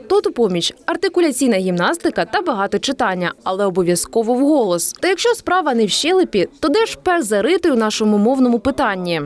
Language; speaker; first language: Ukrainian; native; Ukrainian